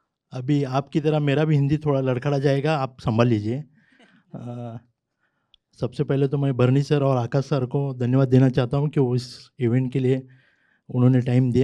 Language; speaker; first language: Hindi; non-native, local second language; Marathi